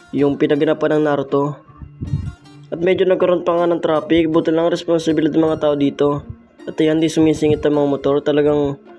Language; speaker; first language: Filipino; native; Filipino